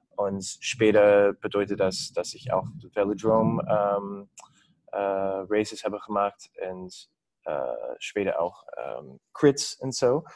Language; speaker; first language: German; non-native, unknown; English